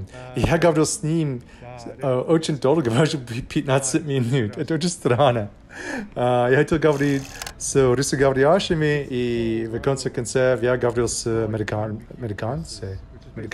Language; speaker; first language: Russian; non-native, learner; English